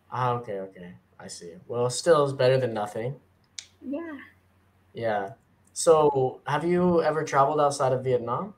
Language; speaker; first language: English; native; English